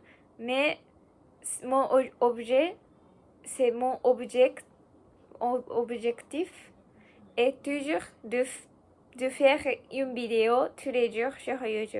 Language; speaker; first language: French; non-native, learner; Japanese